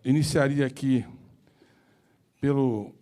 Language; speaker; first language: Portuguese; native; Portuguese